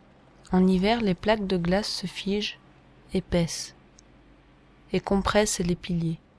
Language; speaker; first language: French; native; French